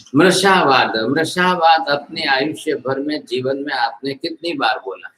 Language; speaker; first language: Hindi; non-native, local second language; Gujarati